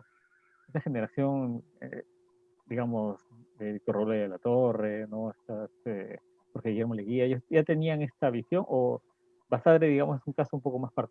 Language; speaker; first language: Spanish; native; Spanish